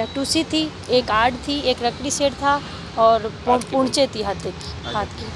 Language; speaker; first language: Hindi; native; Hindi